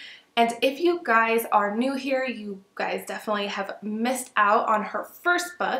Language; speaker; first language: English; native; English